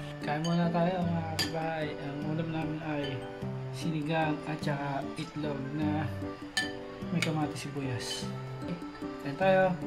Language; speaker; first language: Filipino; non-native, local second language; Hiligaynon